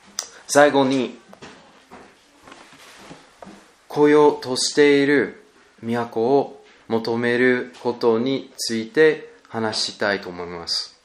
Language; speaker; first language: Japanese; non-native, learner; English